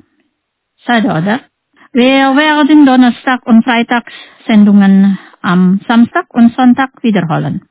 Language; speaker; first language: German; non-native, fluent; Indonesian